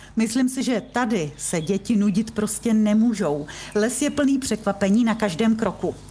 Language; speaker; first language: Czech; native; Czech